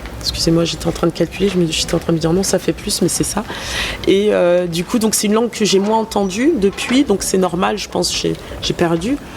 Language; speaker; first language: French; native; French